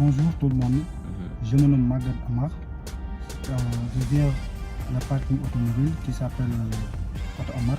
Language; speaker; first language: French; non-native, local second language; Wolof